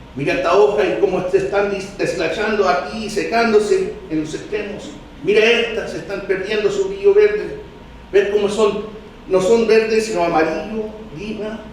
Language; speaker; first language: Spanish; early bilingual, heritage; Spanish